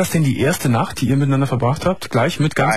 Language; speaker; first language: German; native; German